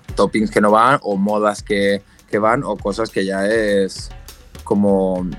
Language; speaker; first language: Spanish; native; Spanish